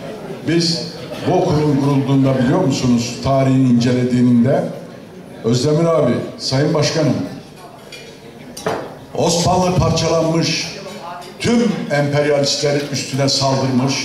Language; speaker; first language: Turkish; native; Turkish